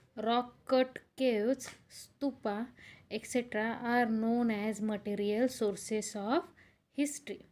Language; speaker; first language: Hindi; non-native, local second language; Marathi